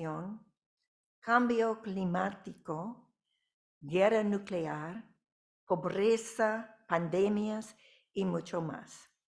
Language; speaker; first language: Spanish; non-native, fluent; English